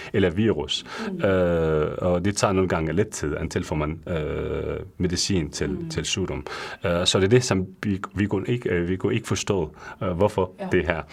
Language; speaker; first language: Danish; non-native, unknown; Arabic